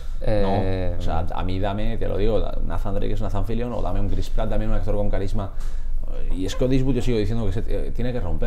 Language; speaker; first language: Spanish; native; Spanish